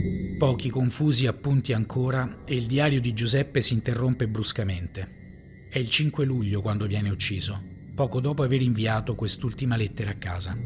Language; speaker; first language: Italian; native; Italian